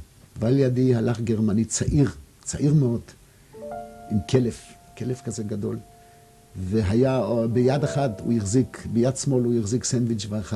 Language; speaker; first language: Hebrew; non-native, fluent; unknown